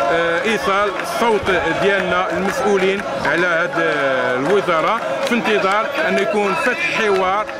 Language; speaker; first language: Arabic; native; Arabic